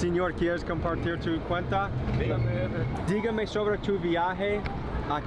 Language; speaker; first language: Spanish; non-native, learner; English